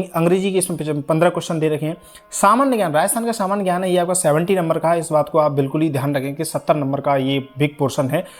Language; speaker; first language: Hindi; native; Hindi